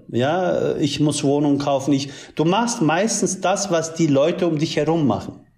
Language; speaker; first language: German; early bilingual, other home language; Turkish